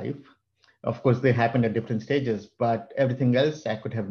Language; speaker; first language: English; non-native, local second language; Hindi